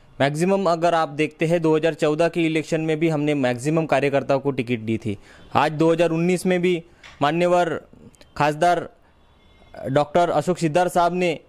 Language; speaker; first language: Hindi; non-native, local second language; Marathi